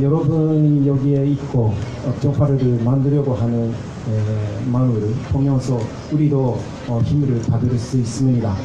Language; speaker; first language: Korean; non-native, fluent; Japanese